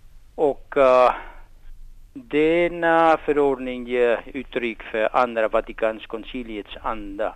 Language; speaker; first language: Swedish; non-native, fluent; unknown